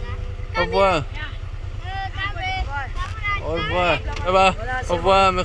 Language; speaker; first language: French; non-native, learner; Spanish